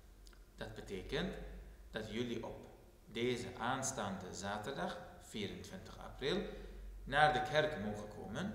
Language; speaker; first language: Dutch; non-native, fluent; Turoyo